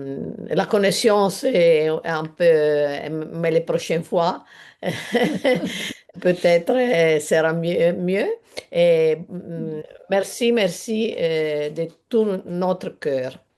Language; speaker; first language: French; non-native, learner; Italian